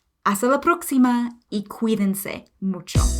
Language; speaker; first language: Spanish; non-native, fluent; English